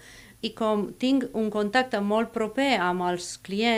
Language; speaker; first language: Catalan; non-native, fluent; Romanian